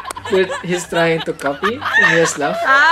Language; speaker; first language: English; non-native, local second language; Filipino